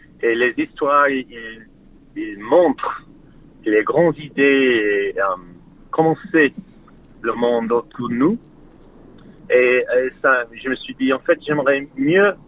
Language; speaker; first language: French; non-native, learner; English